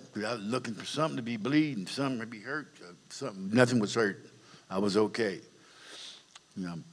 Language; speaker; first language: English; native; English